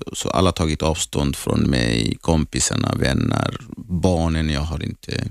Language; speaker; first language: Swedish; non-native, learner; Arabic